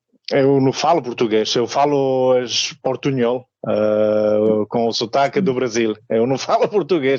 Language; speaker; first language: Portuguese; non-native, learner; Spanish